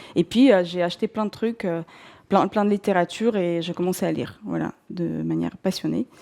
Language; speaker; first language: French; non-native, fluent; Russian